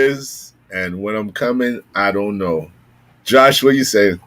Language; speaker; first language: English; native; English